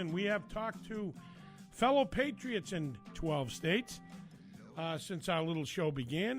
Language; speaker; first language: English; native; English